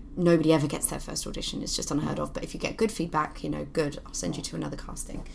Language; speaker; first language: English; native; English